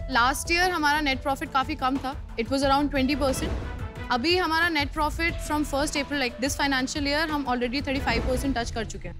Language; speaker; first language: Hindi; native; Hindi